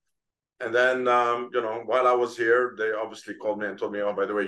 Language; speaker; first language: English; non-native, fluent; Arabic